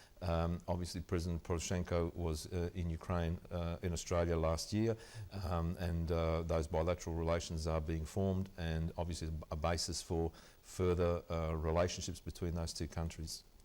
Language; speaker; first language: English; early bilingual, other home language; Ukrainian